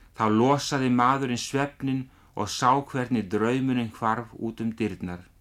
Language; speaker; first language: Icelandic; native; Icelandic